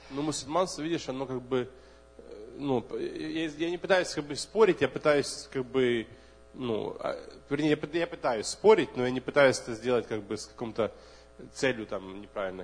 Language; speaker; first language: Russian; native; Russian